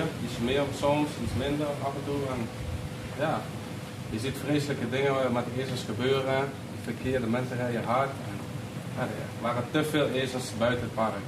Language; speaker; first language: Dutch; non-native, local second language; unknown